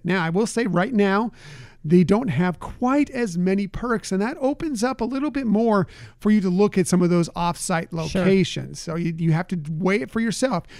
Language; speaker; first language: English; native; English